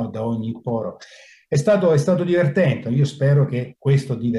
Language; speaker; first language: Italian; native; Italian